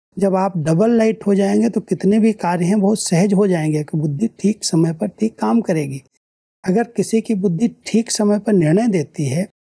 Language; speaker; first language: Hindi; native; Hindi